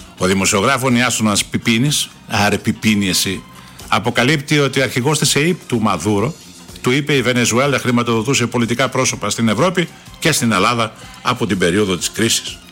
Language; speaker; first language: Greek; native; Greek